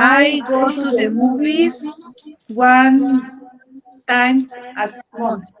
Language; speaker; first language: English; non-native, learner; Spanish